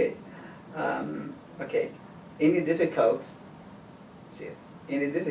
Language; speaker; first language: English; non-native, learner; Arabic